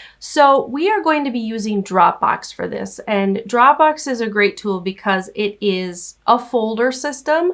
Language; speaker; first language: English; native; English